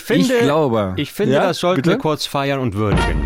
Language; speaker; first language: German; native; German